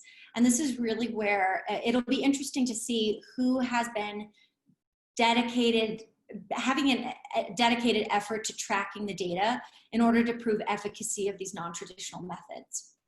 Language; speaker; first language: English; native; English